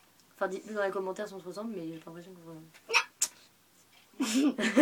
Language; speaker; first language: French; native; French